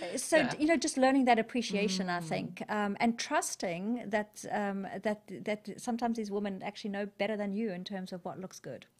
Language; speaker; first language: English; native; English